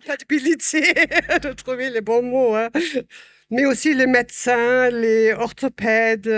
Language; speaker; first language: French; non-native, fluent; German